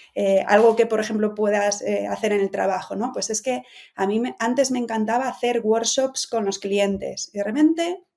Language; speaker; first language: Spanish; native; Spanish